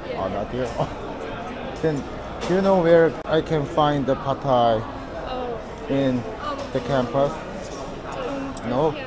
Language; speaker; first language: English; non-native, learner; Korean